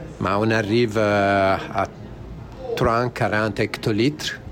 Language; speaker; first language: French; non-native, learner; Italian